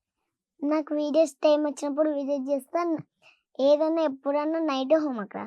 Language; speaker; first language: Telugu; native; Telugu